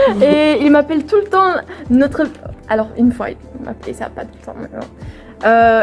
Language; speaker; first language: French; non-native, fluent; Swedish